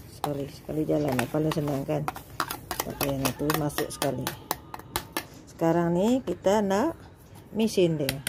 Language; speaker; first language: Malay; native; Malay